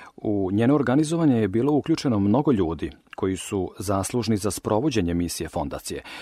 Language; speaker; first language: Serbian; native; Serbian